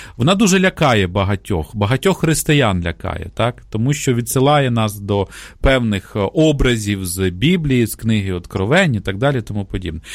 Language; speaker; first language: Ukrainian; native; Ukrainian